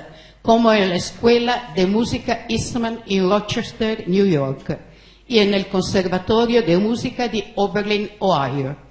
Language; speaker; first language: Spanish; non-native, fluent; Italian